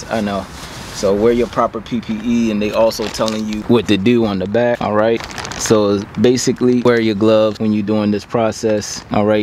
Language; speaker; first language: English; native; English